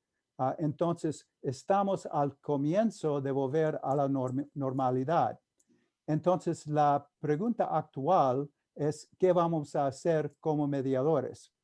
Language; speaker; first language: Spanish; non-native, fluent; English